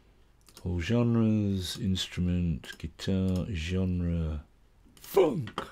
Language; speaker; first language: English; native; English